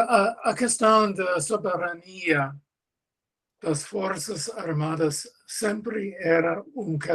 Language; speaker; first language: Portuguese; non-native, learner; English